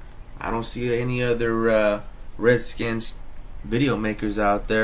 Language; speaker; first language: English; native; English